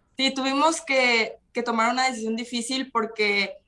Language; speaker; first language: Spanish; native; Spanish